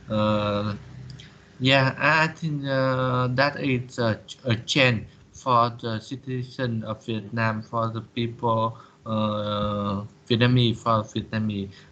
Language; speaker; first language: English; non-native, learner; Vietnamese